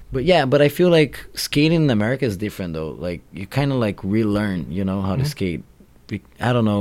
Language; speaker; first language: English; non-native, fluent; Portuguese